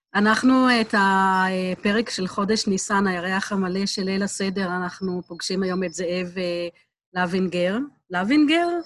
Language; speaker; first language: Hebrew; native; Hebrew